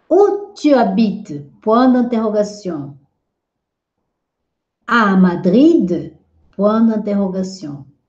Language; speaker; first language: French; non-native, fluent; Portuguese